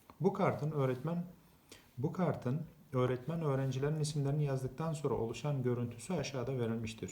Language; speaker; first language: Turkish; native; Turkish